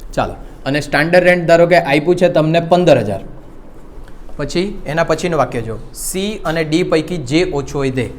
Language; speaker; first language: Gujarati; non-native, local second language; Hindi